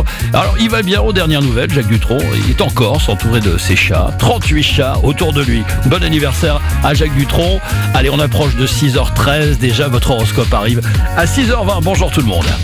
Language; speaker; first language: French; native; French